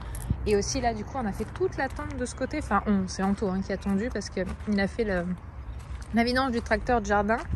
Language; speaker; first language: French; native; French